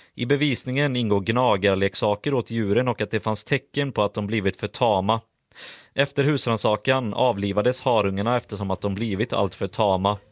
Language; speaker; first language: Swedish; native; Swedish